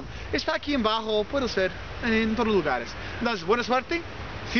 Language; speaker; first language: Spanish; non-native, learner; English